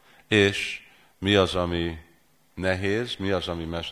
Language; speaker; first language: Hungarian; early bilingual, heritage; Hungarian